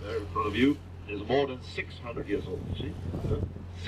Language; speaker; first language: English; non-native, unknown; Dutch